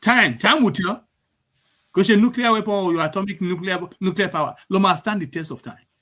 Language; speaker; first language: English; non-native, local second language; Yoruba